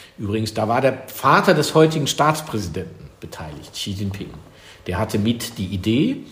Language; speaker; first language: German; native; German